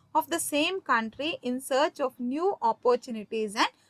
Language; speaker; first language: English; non-native, local second language; Kannada